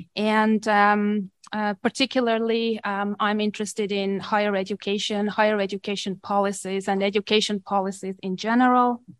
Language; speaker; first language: English; non-native, fluent; Estonian